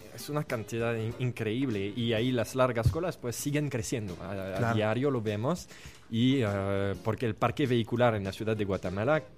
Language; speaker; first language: Spanish; non-native, fluent; French